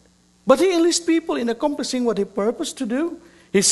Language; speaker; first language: English; non-native, local second language; Cebuano